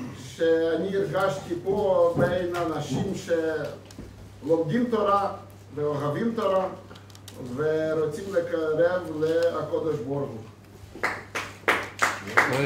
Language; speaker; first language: Hebrew; non-native, fluent; Russian